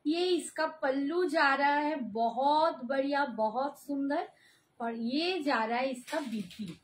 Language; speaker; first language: Hindi; non-native, local second language; Bangla